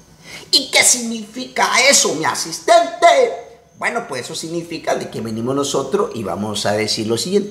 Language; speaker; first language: Spanish; native; Spanish